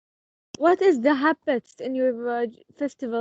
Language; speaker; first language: English; non-native, learner; Arabic